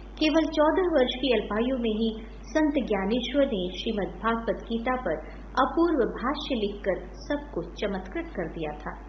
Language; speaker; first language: Hindi; native; Hindi